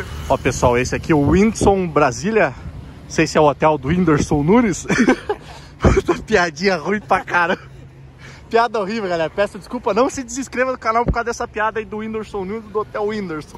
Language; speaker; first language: Portuguese; native; Portuguese